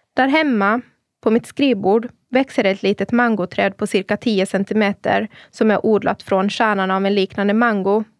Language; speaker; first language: Swedish; native; Swedish